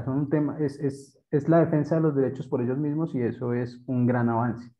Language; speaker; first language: Spanish; native; Spanish